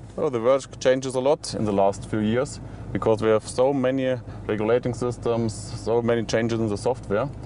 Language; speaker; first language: English; non-native, fluent; German